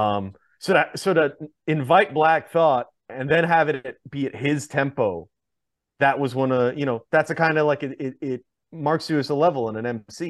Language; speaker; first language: English; native; English